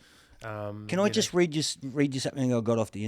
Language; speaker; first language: English; native; English